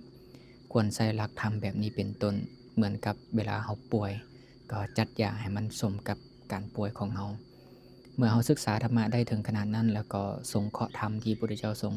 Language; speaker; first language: Thai; non-native, local second language; Northeastern Thai